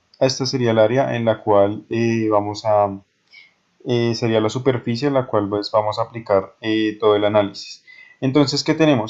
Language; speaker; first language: Spanish; native; Spanish